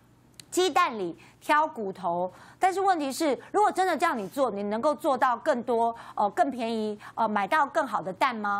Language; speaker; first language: Chinese; native; Chinese